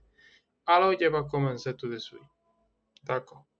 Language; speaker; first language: French; non-native, learner; Spanish